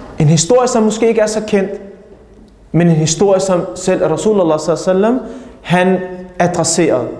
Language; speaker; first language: Danish; early bilingual, other home language; Urdu